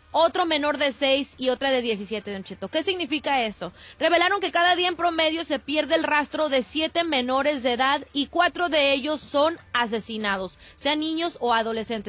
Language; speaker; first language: Spanish; early bilingual, heritage; Spanish